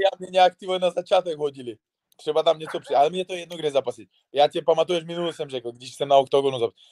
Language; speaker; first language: Czech; non-native, fluent; Uzbek